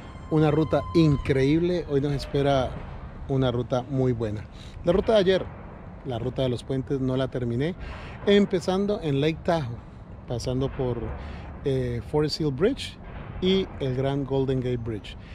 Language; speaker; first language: Spanish; native; Spanish